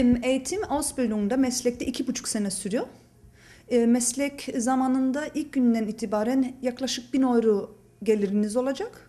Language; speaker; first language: Turkish; early bilingual, heritage; Turkish